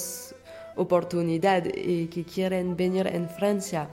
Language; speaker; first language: Spanish; non-native, learner; French